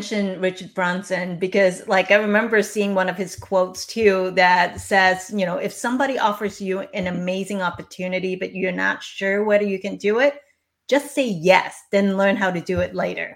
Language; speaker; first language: English; non-native, local second language; Cantonese